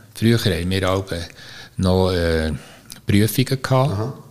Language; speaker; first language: German; native; German